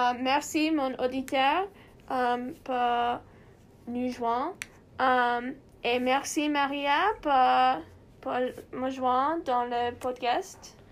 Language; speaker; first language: French; non-native, learner; English